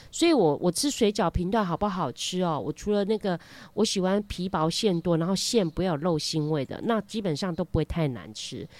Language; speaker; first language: Chinese; native; Chinese